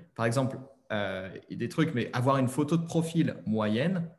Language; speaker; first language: French; native; French